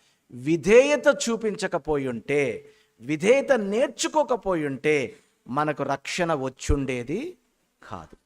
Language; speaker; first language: Telugu; native; Telugu